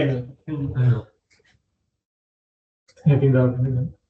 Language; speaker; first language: Spanish; native; Spanish